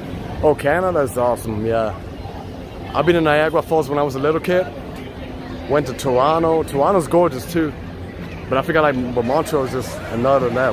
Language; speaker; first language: English; non-native, local second language; Spanish